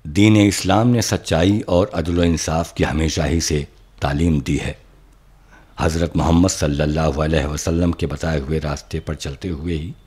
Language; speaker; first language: Urdu; native; Urdu